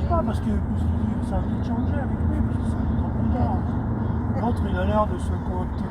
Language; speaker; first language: French; native; French